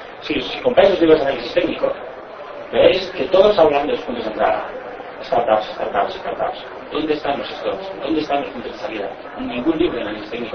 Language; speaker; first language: Spanish; native; Spanish